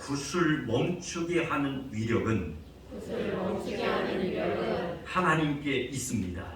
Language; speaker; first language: Korean; native; Korean